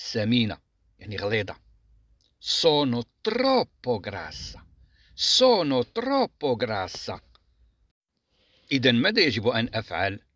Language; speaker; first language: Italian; non-native, fluent; Arabic